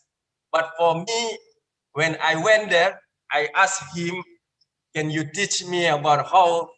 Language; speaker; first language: English; non-native, learner; Indonesian